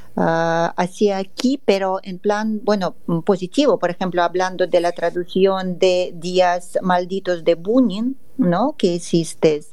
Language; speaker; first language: Spanish; non-native, fluent; Russian